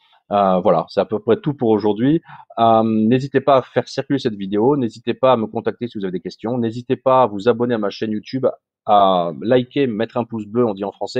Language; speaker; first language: French; native; French